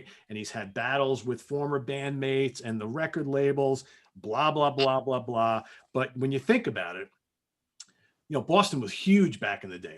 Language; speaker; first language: English; native; English